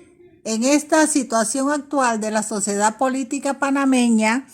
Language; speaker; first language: Spanish; native; Spanish